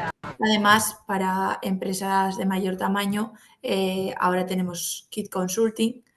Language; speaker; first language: Spanish; native; Spanish